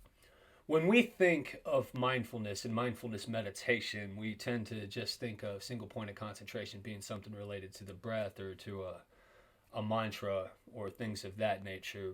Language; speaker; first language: English; native; English